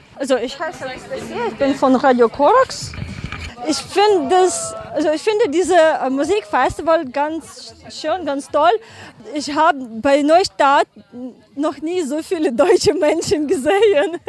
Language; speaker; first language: German; non-native, learner; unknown